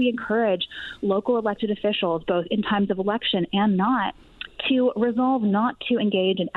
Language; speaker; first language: English; native; English